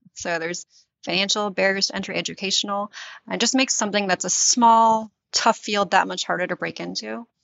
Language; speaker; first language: English; native; English